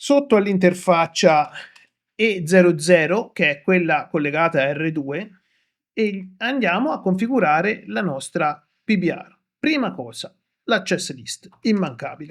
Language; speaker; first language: Italian; native; Italian